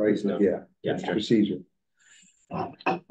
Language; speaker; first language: English; native; English